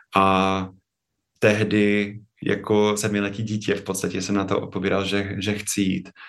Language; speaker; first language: Czech; non-native, fluent; English